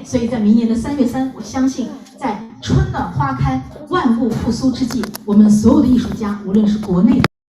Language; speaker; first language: Chinese; native; Chinese